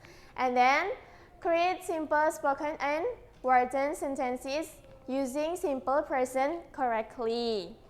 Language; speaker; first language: English; non-native, learner; Indonesian